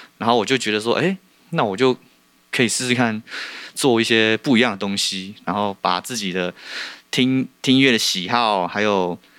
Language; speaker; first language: Chinese; native; Chinese